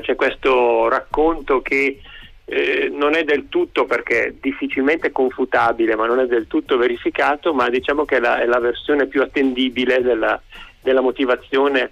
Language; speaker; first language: Italian; native; Italian